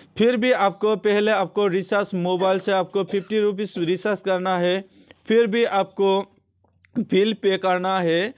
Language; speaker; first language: Hindi; non-native, local second language; Assamese